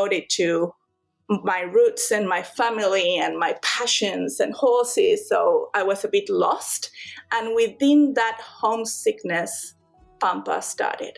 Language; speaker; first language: English; non-native, fluent; Spanish